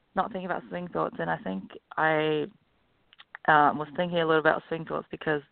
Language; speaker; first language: English; native; English